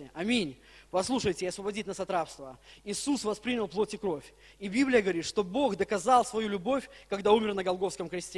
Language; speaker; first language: Russian; native; Russian